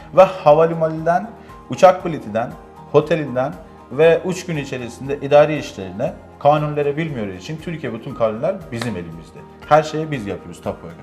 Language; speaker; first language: Turkish; non-native, learner; Persian